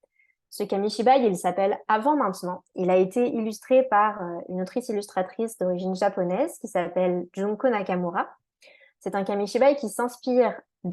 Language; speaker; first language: French; native; French